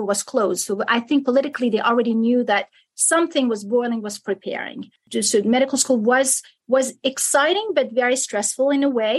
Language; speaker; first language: English; non-native, fluent; Arabic